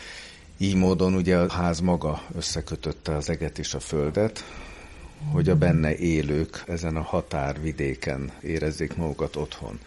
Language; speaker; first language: Hungarian; native; Hungarian